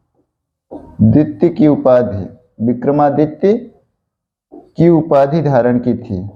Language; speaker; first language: Hindi; native; Hindi